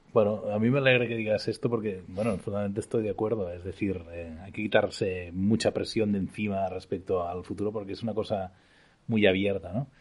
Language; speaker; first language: Spanish; non-native, local second language; Catalan